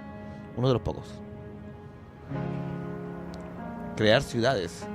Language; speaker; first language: Spanish; native; Spanish